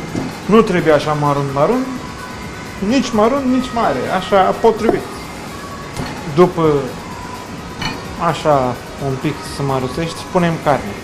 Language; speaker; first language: Romanian; non-native, learner; Turkish